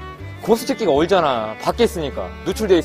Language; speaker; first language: Korean; native; Korean